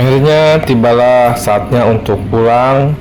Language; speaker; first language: Indonesian; native; Indonesian